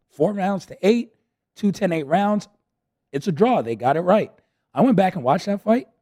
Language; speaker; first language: English; early bilingual, other home language; Spanish